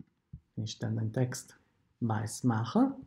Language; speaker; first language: German; non-native, fluent; Italian